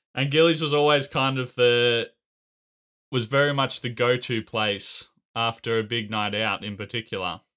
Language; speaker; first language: English; native; English